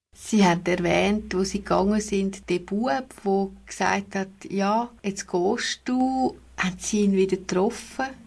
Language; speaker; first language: German; native; German